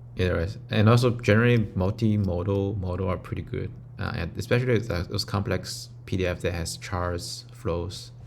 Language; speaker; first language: English; non-native, fluent; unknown